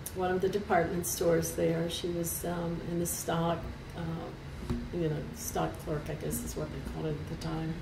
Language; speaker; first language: English; native; English